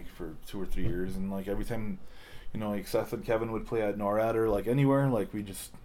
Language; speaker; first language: English; native; English